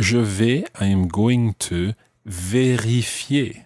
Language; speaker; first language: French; non-native, fluent; English